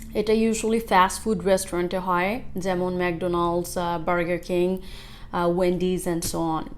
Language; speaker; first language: Bangla; early bilingual, heritage; Bangla